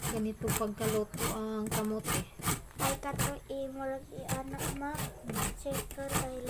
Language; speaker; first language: Filipino; non-native, local second language; Cebuano